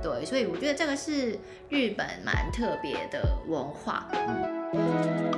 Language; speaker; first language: Chinese; non-native, local second language; Cantonese